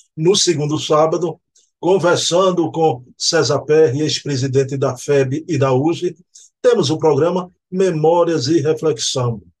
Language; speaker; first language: Portuguese; native; Portuguese